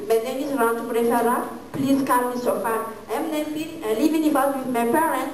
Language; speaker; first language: English; non-native, learner; Malagasy